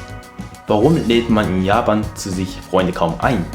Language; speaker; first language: German; non-native, fluent; Japanese